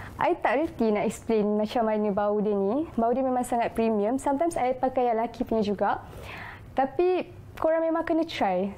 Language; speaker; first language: Malay; native; Malay